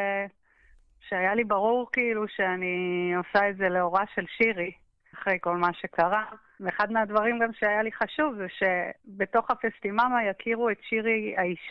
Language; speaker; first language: Hebrew; native; Hebrew